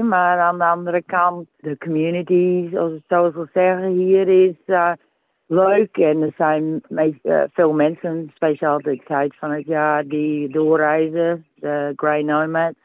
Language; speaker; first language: Dutch; early bilingual, heritage; Dutch